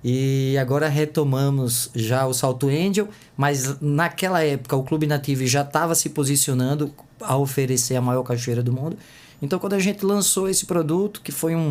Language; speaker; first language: Portuguese; native; Portuguese